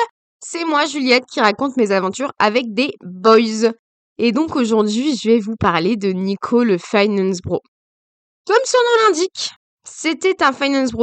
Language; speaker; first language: French; native; French